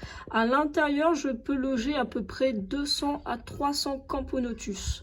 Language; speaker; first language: French; native; French